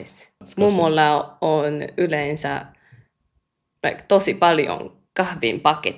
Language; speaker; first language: Finnish; non-native, learner; Japanese